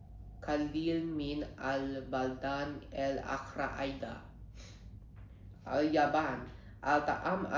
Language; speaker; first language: Arabic; non-native, learner; Filipino